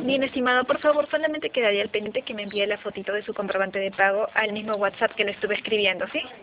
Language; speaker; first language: Spanish; native; Spanish